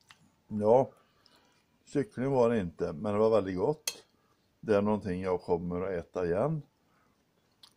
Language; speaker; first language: Swedish; native; Swedish